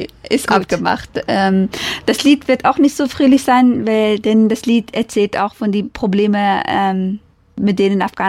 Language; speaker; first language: German; non-native, fluent; Persian